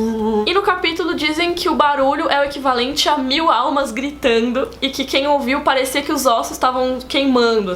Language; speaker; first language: Portuguese; native; Portuguese